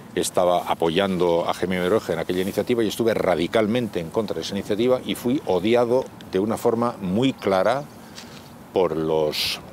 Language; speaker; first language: Spanish; native; Spanish